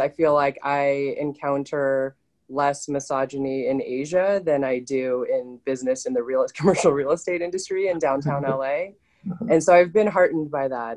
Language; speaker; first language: English; native; English